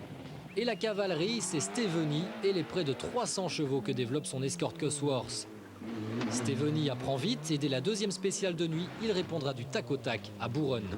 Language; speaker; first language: French; native; French